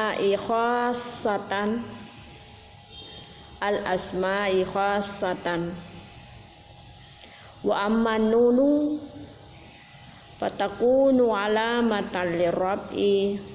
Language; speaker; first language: Arabic; non-native, fluent; Indonesian